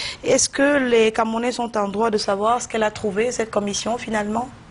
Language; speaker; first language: French; native; French